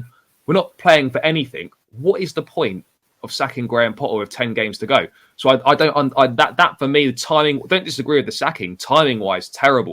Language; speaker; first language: English; native; English